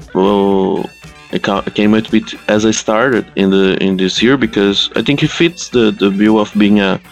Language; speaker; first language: English; non-native, fluent; Portuguese